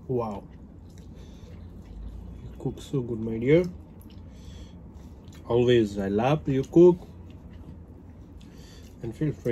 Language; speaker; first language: English; non-native, local second language; Hindi